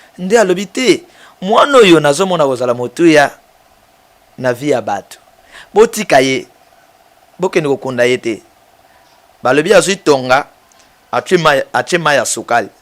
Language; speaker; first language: Lingala; native; Lingala